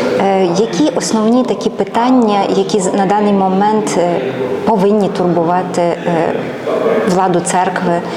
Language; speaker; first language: Ukrainian; native; Ukrainian